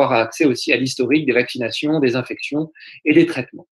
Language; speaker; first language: French; native; French